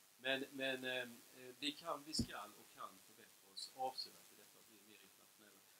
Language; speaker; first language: Swedish; native; Swedish